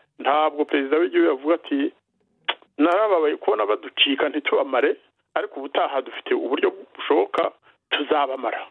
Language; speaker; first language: Kinyarwanda; native; Kinyarwanda